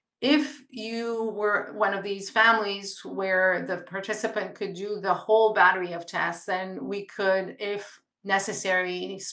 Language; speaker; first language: English; non-native, local second language; French